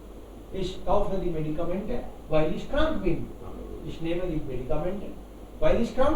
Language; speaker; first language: German; non-native, fluent; Hindi